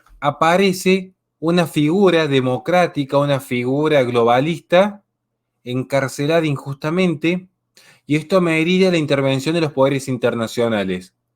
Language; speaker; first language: Spanish; native; Spanish